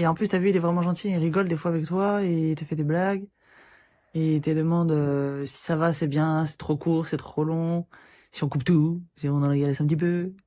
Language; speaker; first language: French; native; French